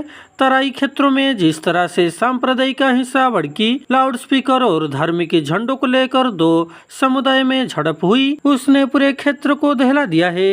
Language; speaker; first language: Hindi; non-native, local second language; Odia